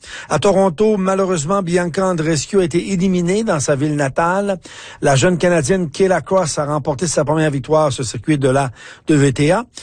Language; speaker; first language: French; native; French